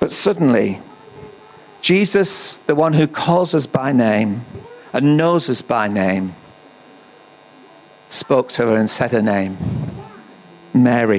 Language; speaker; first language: English; native; English